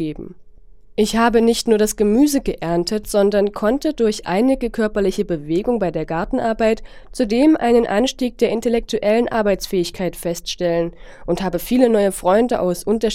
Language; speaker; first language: German; non-native, fluent; Chinese